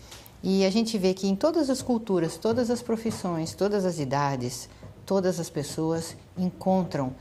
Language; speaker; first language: Portuguese; native; Portuguese